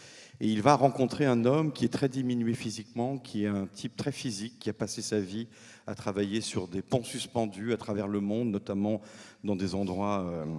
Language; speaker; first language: French; native; French